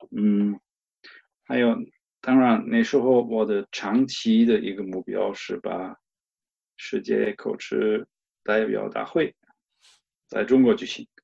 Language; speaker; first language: Chinese; non-native, fluent; German